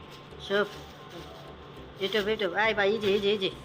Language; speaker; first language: Arabic; non-native, learner; Bangla